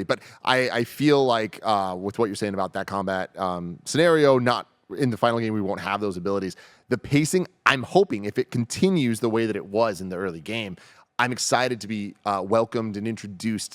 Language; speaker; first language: English; native; English